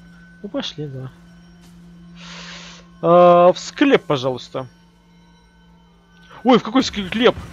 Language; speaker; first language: Russian; native; Russian